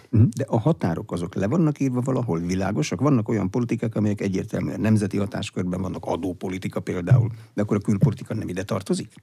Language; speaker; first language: Hungarian; native; Hungarian